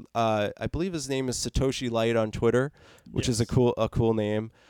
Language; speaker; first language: English; native; English